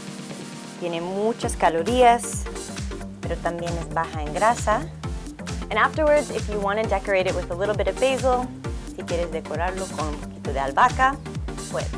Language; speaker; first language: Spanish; early bilingual, heritage; English